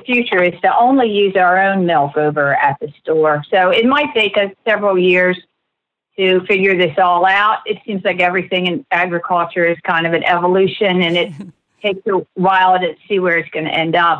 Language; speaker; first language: English; native; English